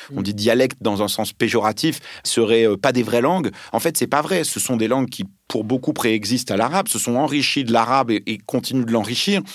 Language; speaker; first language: French; early bilingual, other home language; Arabic